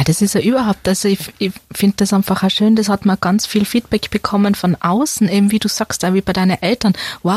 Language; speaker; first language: German; native; German